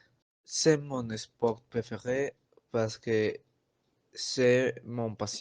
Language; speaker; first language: French; non-native, learner; Spanish